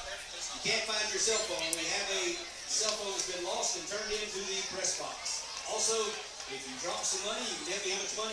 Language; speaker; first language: English; native; English